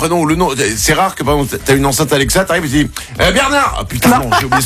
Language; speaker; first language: French; native; French